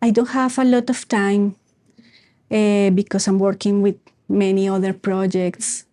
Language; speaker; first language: English; non-native, fluent; Spanish